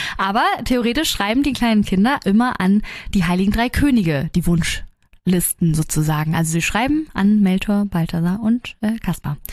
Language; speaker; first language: German; native; German